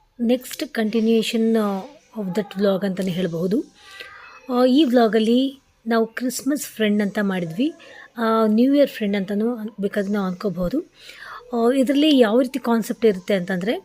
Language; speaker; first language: Kannada; non-native, local second language; Marathi